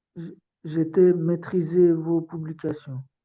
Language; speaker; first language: French; non-native, learner; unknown